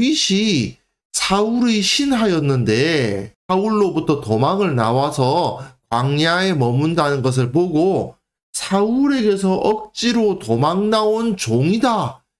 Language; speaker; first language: Korean; native; Korean